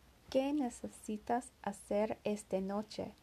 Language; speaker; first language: Spanish; non-native, learner; English